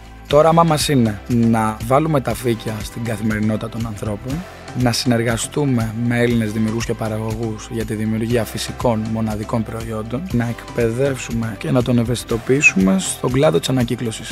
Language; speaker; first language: Greek; native; Greek